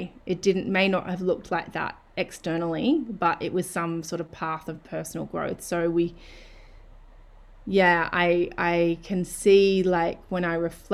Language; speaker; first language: English; native; English